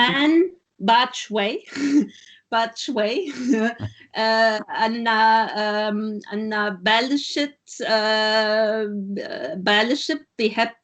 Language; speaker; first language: Arabic; non-native, learner; German